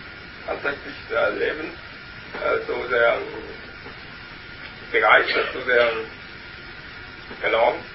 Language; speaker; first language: German; non-native, learner; Vietnamese